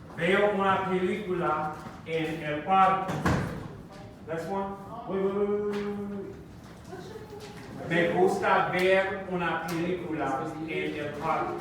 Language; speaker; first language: Spanish; non-native, fluent; English